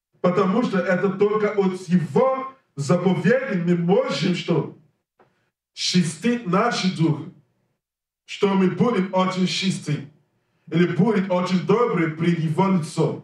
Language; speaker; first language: Russian; non-native, learner; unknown